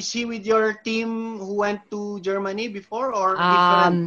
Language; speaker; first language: English; non-native, local second language; Filipino